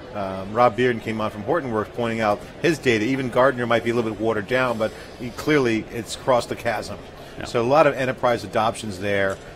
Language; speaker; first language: English; native; English